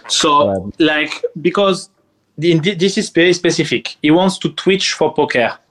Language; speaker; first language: English; non-native, fluent; French